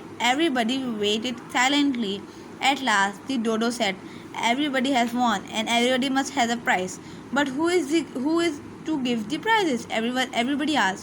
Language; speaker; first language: English; non-native, local second language; Urdu